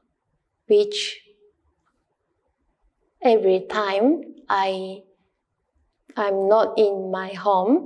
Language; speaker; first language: English; non-native, learner; Japanese